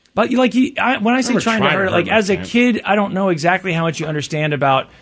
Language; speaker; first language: English; native; English